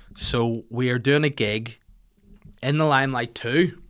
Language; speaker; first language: English; native; English